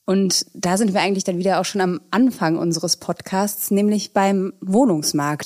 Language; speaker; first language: German; native; German